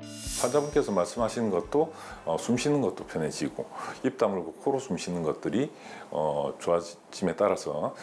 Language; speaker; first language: Korean; native; Korean